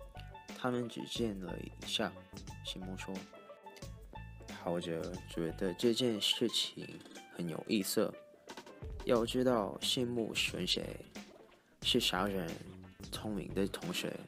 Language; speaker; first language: Chinese; non-native, learner; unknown